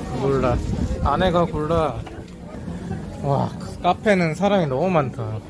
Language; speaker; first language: Korean; native; Korean